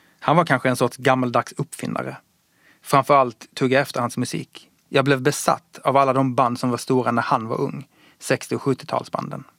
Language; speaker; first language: Swedish; early bilingual, other home language; Persian